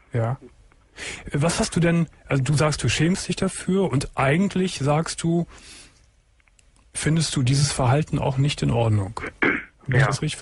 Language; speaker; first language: German; native; German